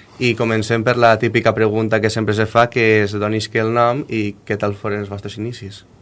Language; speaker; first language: Catalan; native; Catalan